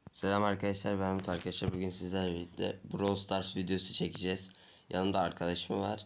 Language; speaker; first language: Turkish; native; Turkish